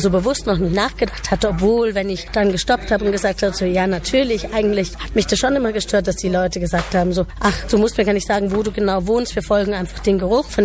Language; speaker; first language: German; native; German